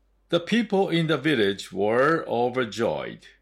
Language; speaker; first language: English; non-native, fluent; Japanese